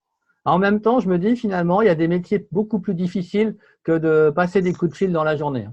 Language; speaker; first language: French; native; French